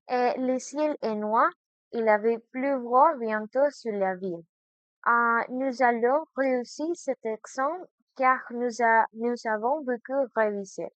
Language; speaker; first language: French; non-native, learner; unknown